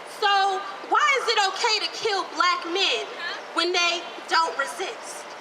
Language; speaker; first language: English; native; English